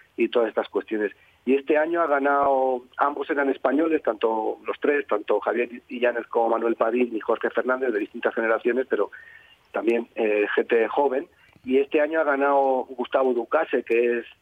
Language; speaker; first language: Spanish; native; Spanish